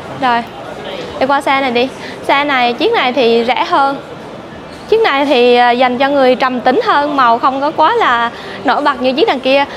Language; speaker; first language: Vietnamese; native; Vietnamese